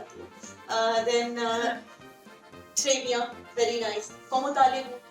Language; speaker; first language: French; non-native, fluent; Hindi